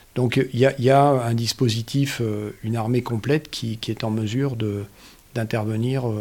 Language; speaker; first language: French; native; French